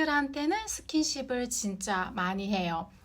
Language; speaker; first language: Korean; non-native, fluent; Japanese